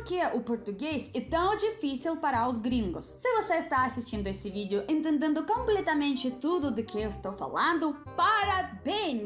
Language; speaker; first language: Portuguese; non-native, fluent; Russian